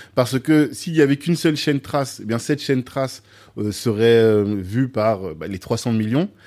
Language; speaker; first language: French; native; French